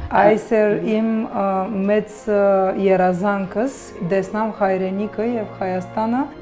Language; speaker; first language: Armenian; early bilingual, heritage; Armenian